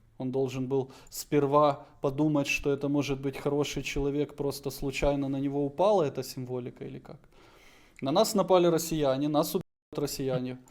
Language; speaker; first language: Russian; native; Russian